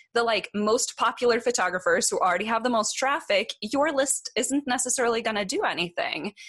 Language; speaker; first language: English; non-native, fluent; Norwegian